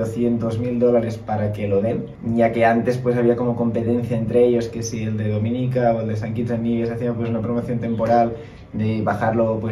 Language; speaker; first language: Spanish; native; Spanish